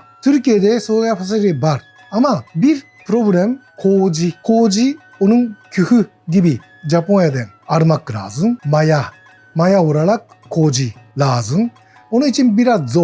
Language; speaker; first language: Turkish; non-native, learner; Japanese